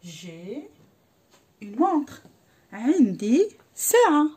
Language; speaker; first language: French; non-native, local second language; Arabic